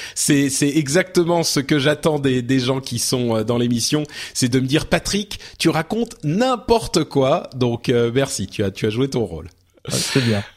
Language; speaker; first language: French; early bilingual, other home language; Arabic